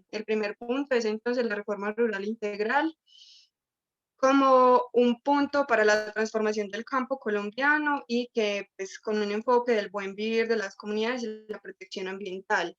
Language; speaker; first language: Spanish; native; Spanish